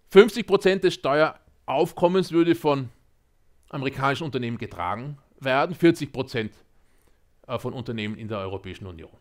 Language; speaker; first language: German; native; German